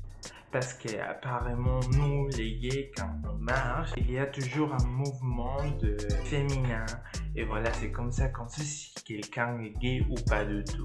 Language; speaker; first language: French; non-native, learner; Spanish